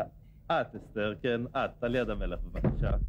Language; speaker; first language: Hebrew; native; Hebrew